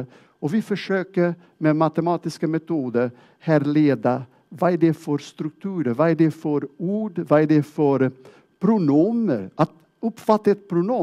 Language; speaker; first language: Swedish; non-native, fluent; Portuguese